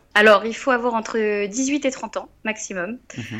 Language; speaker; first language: French; native; French